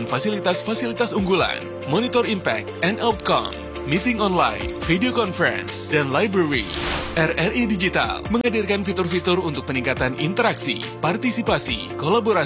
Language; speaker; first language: Indonesian; native; Indonesian